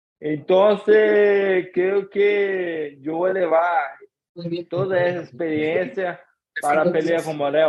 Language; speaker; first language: Spanish; non-native, learner; Portuguese